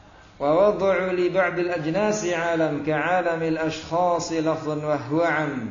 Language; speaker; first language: Arabic; non-native, fluent; Indonesian